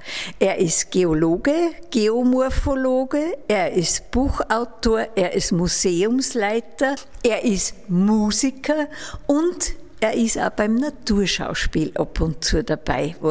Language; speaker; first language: German; native; German